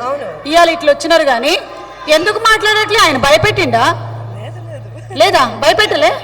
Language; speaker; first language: Telugu; native; Telugu